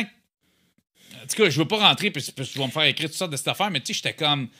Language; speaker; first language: French; native; French